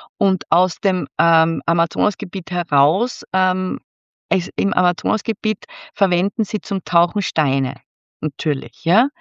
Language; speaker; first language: German; native; German